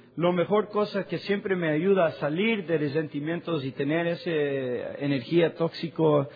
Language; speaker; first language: Spanish; non-native, learner; English